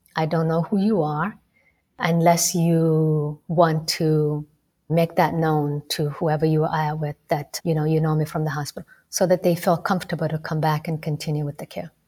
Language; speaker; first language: English; non-native, local second language; Somali